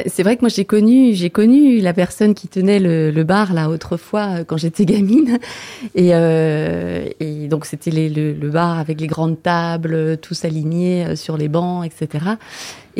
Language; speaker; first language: French; native; French